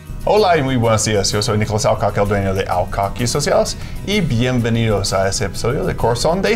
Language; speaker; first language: Spanish; non-native, fluent; English